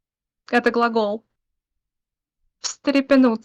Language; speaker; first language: Russian; native; Russian